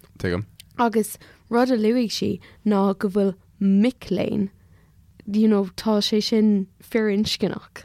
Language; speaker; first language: Irish; non-native, local second language; English